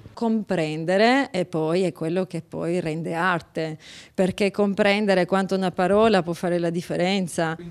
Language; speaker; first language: Italian; non-native, fluent; Albanian